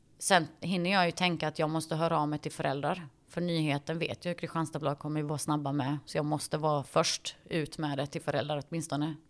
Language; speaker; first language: Swedish; early bilingual, other home language; Bosnian